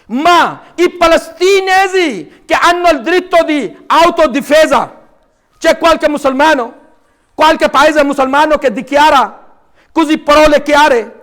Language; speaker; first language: Italian; non-native, fluent; Urdu